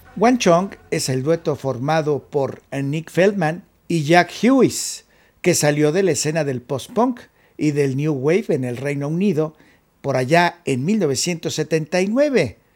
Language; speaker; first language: Spanish; native; Spanish